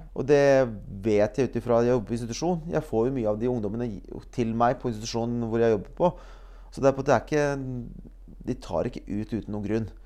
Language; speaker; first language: Norwegian; early bilingual, other home language; Bosnian